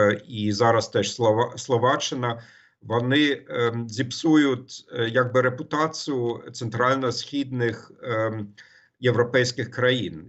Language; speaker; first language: Ukrainian; non-native, fluent; German